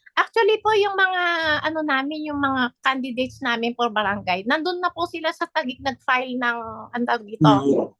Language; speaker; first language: Filipino; native; Filipino